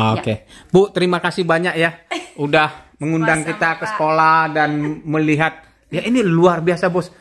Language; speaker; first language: Indonesian; native; Indonesian